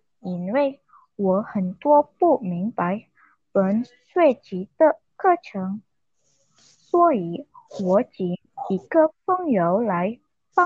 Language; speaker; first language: Chinese; non-native, learner; Indonesian